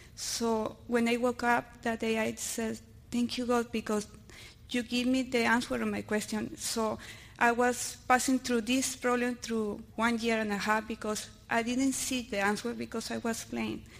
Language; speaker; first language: English; early bilingual, other home language; Spanish